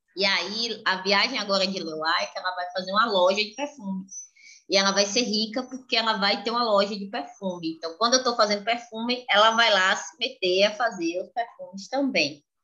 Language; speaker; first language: Portuguese; native; Portuguese